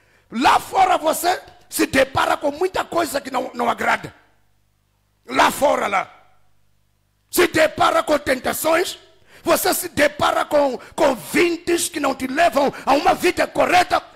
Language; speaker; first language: Portuguese; non-native, local second language; Tsonga